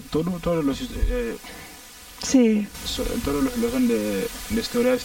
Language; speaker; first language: Spanish; non-native, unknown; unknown